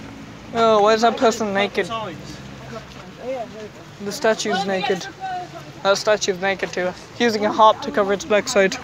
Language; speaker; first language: English; native; English